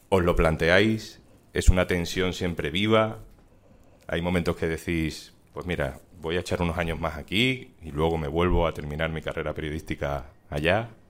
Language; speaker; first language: Spanish; native; Spanish